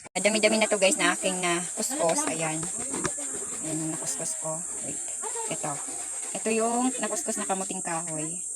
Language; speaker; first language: Filipino; non-native, local second language; Bikol